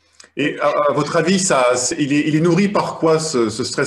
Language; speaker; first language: French; native; French